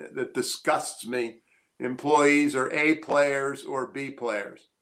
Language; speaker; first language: English; native; English